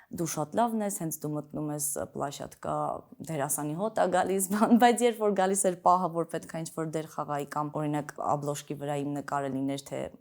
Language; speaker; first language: Armenian; early bilingual, other home language; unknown